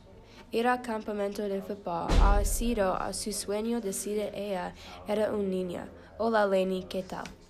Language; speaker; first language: Spanish; non-native, learner; English